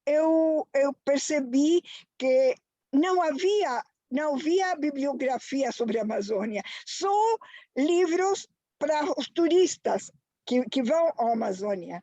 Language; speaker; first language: Portuguese; non-native, fluent; Spanish